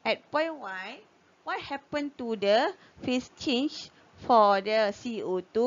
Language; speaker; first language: English; non-native, local second language; Malay